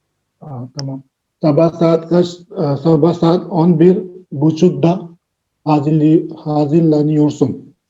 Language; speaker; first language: Turkish; non-native, learner; Urdu